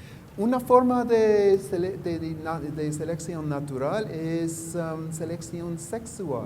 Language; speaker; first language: Spanish; non-native, fluent; English